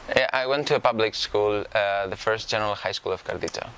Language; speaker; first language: English; non-native, fluent; Greek